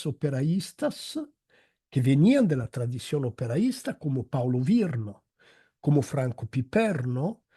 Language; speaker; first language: Spanish; non-native, fluent; Italian